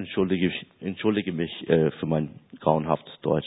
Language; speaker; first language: German; non-native, fluent; English